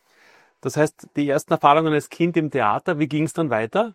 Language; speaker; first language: German; native; German